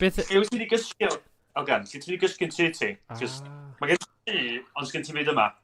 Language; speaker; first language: Welsh; native; Welsh